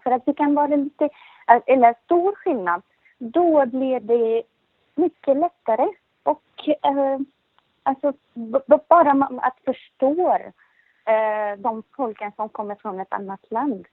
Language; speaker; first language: Swedish; non-native, learner; Arabic